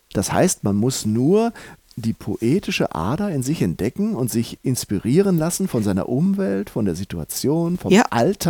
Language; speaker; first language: German; native; German